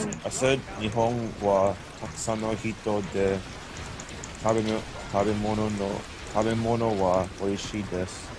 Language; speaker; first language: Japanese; non-native, learner; English